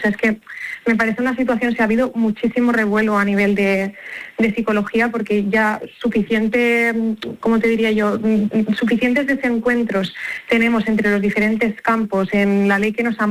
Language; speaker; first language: Spanish; native; Spanish